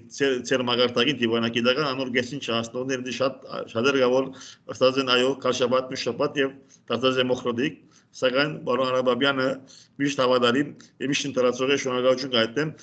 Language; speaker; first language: Armenian; native; Armenian